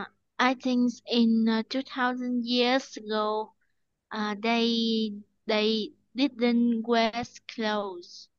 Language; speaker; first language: English; non-native, learner; Vietnamese